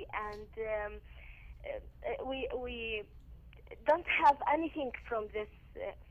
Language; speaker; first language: English; non-native, learner; Arabic